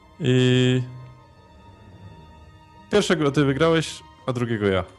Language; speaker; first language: Polish; native; Polish